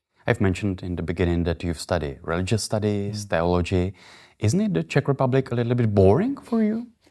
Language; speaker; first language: English; non-native, fluent; Czech